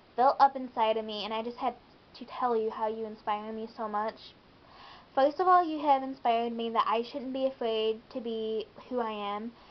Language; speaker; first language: English; native; English